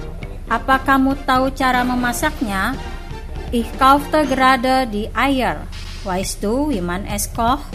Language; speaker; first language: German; non-native, fluent; Indonesian